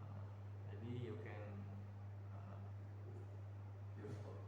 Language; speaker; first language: English; non-native, learner; Indonesian